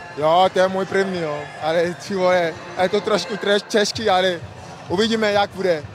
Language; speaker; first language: Czech; non-native, learner; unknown